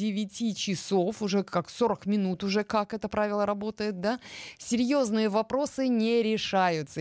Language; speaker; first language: Russian; native; Russian